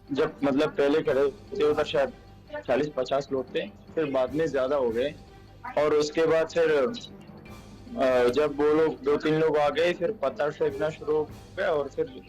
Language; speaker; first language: Hindi; non-native, fluent; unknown